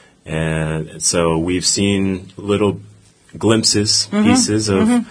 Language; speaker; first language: English; native; English